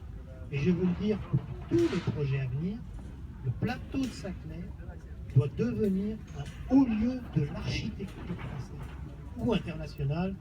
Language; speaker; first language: French; native; French